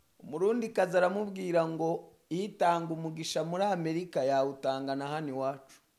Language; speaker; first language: Kinyarwanda; native; Kinyarwanda